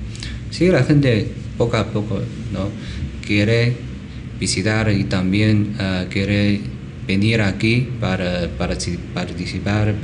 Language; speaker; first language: Spanish; non-native, learner; Chinese